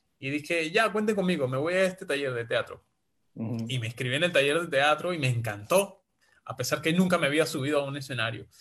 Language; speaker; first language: Spanish; native; Spanish